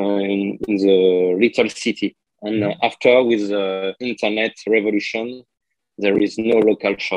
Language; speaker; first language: English; non-native, learner; French